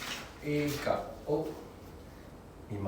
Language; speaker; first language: Japanese; non-native, learner; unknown